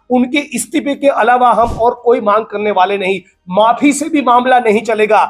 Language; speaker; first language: Hindi; native; Hindi